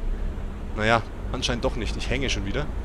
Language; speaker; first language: German; native; German